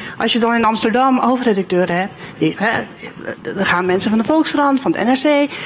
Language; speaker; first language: Dutch; early bilingual, other home language; Turkish